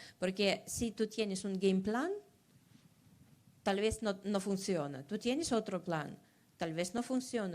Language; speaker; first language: Spanish; non-native, learner; Russian